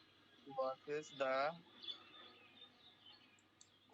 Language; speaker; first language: English; non-native, learner; Bangla